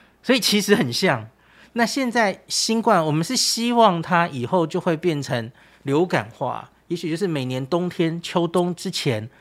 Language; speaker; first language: Chinese; native; Chinese